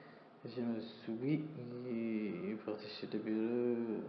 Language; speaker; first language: French; non-native, learner; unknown